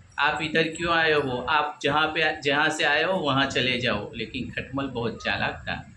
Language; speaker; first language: Hindi; non-native, local second language; Gujarati